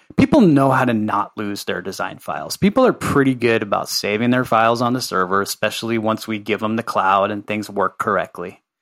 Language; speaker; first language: English; native; English